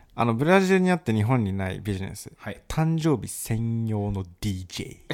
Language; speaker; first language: Japanese; early bilingual, other home language; Portuguese